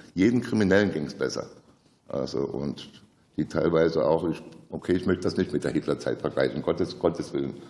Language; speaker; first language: German; native; German